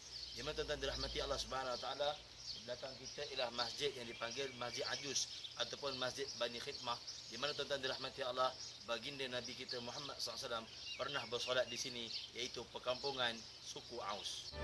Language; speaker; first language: Malay; native; Malay